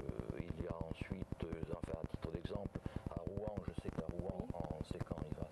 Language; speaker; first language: French; native; French